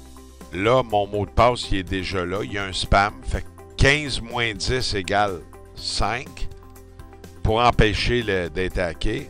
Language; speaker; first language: French; native; French